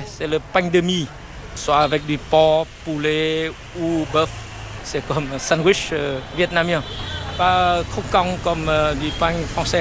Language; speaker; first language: French; non-native, fluent; Vietnamese